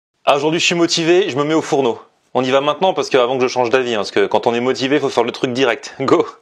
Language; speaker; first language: French; native; French